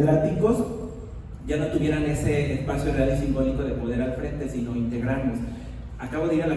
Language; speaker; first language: Spanish; native; Spanish